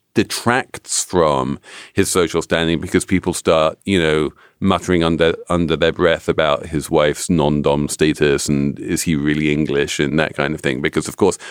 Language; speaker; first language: English; native; English